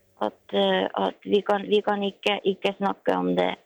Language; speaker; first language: Norwegian; non-native, learner; Estonian